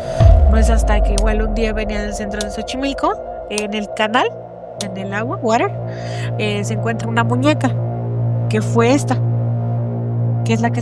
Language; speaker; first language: Spanish; native; Spanish